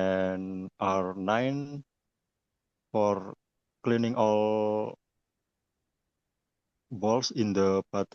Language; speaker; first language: English; non-native, learner; Indonesian